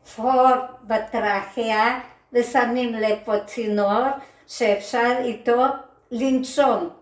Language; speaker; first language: Hebrew; non-native, fluent; Ukrainian